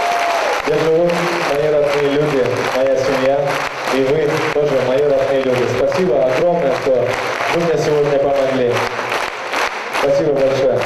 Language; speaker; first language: Russian; non-native, local second language; Karachay-Balkar